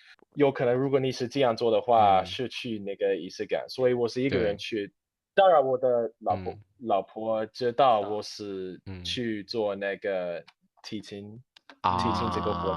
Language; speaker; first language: Chinese; non-native, fluent; English